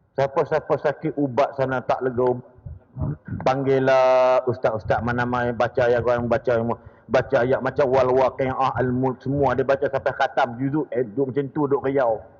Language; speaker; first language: Malay; native; Malay